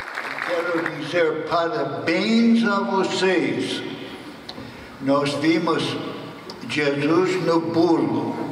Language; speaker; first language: Portuguese; non-native, fluent; English